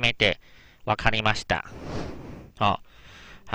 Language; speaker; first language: Japanese; non-native, fluent; Chinese